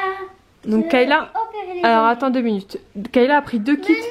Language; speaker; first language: French; native; French